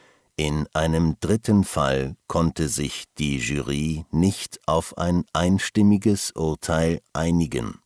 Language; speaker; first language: German; native; German